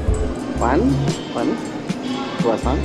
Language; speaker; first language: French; non-native, learner; Spanish